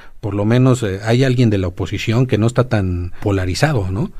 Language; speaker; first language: Spanish; native; Spanish